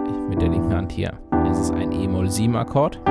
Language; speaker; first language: German; native; German